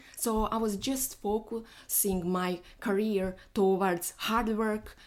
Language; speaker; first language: English; non-native, fluent; Bosnian